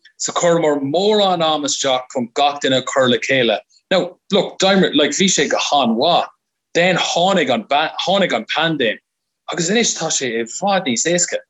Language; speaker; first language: Irish; non-native, local second language; English